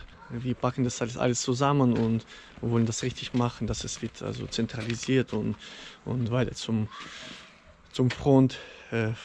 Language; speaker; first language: German; non-native, fluent; Ukrainian